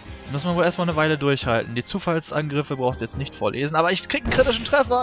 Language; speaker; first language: German; native; German